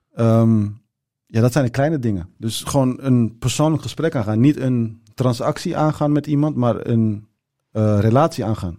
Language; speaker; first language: Dutch; early bilingual, other home language; Turkish